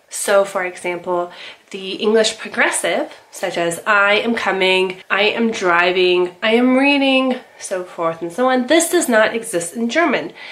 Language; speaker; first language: English; native; English